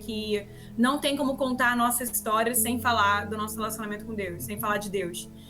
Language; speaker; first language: Portuguese; native; Portuguese